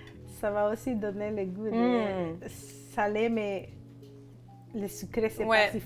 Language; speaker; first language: French; non-native, fluent; Spanish